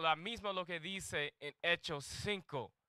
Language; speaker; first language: Spanish; non-native, learner; English